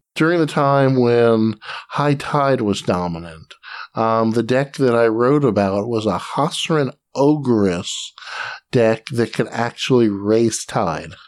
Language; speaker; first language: English; native; English